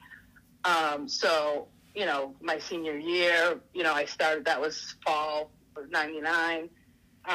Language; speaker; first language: English; native; English